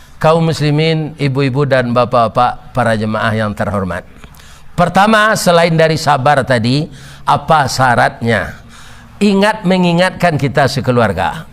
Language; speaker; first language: Malay; non-native, local second language; Minangkabau